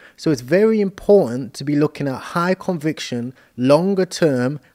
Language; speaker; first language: English; native; English